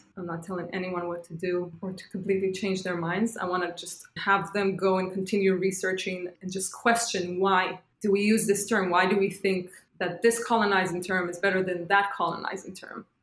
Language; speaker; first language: English; non-native, fluent; Hebrew